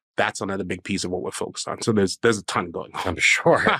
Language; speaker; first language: English; native; English